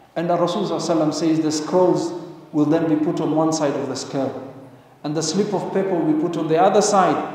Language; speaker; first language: English; non-native, local second language; Swahili